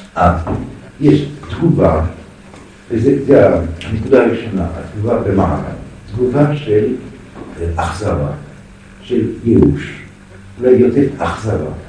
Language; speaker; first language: Hebrew; non-native, fluent; French